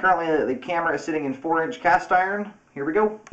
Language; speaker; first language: English; native; English